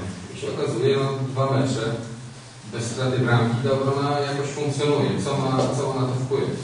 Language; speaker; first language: Polish; native; Polish